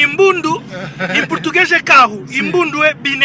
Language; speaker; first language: Portuguese; non-native, learner; Lingala